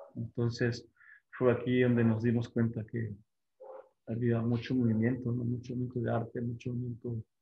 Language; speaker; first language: Spanish; non-native, local second language; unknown